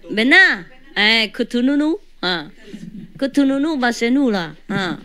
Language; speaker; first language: French; non-native, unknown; Vietnamese